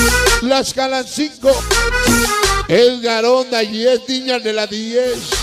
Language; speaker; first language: Spanish; native; Spanish